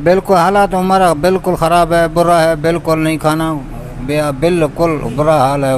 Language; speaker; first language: Hindi; non-native, local second language; Baluchi